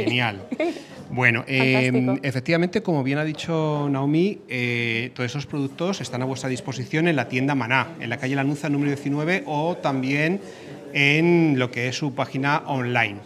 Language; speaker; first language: Spanish; native; Spanish